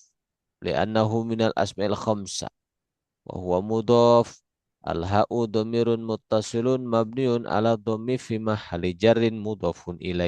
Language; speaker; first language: Arabic; non-native, fluent; Indonesian